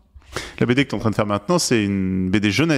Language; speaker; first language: French; native; French